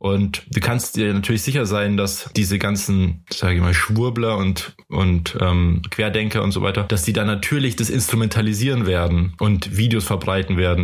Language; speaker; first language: German; native; German